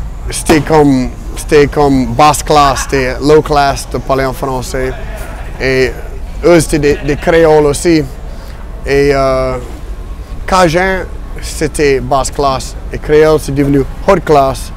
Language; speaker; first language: French; non-native, fluent; English